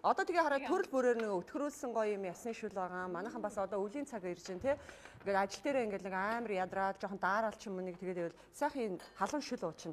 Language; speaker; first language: Mongolian; native; Mongolian